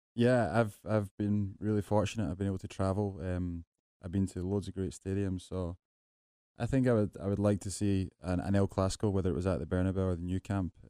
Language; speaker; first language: English; native; English